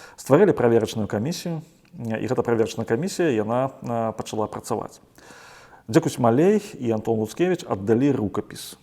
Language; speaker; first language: Belarusian; native; Belarusian